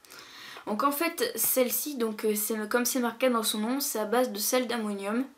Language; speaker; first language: French; native; French